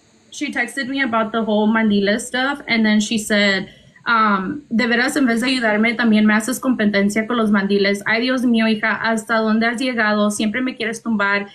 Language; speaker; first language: Spanish; early bilingual, heritage; Spanish